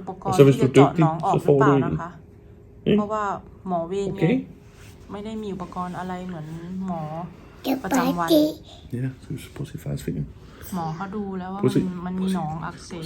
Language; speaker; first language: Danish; non-native, learner; Thai